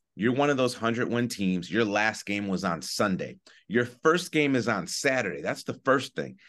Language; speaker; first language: English; native; English